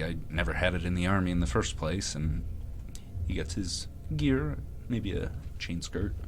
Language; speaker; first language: English; native; English